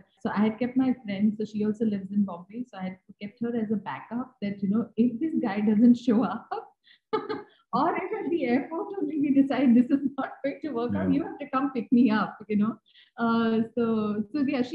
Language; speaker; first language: English; non-native, local second language; Hindi